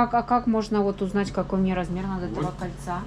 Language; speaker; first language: Russian; native; Russian